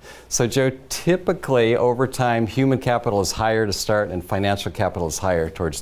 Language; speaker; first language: English; native; English